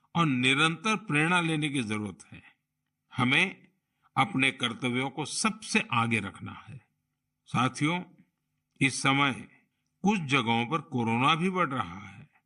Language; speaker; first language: Hindi; non-native, local second language; Gujarati